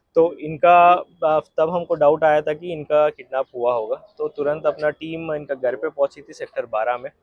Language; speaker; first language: Hindi; non-native, local second language; Gujarati